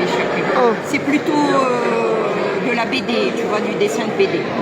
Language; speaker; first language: French; non-native, local second language; Arabic